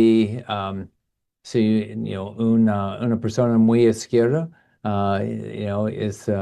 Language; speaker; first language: Spanish; non-native, learner; English